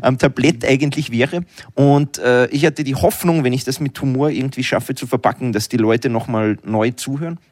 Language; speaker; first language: German; native; German